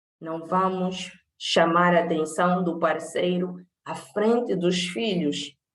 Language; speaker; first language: Portuguese; native; Portuguese